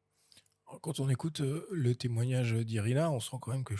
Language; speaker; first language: French; native; French